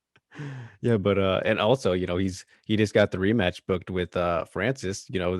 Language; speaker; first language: English; native; English